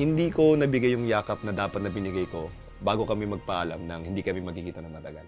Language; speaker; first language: Filipino; native; Filipino